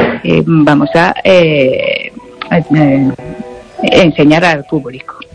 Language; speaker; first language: Spanish; non-native, learner; Japanese